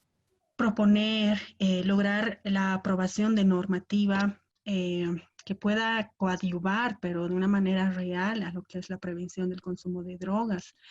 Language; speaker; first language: Spanish; native; Spanish